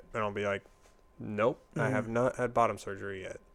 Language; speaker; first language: English; native; English